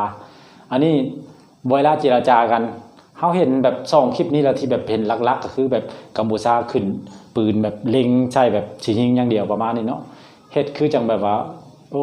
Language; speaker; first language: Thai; non-native, local second language; Lao